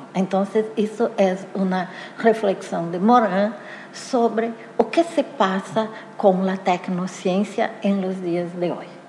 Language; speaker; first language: Spanish; non-native, fluent; Portuguese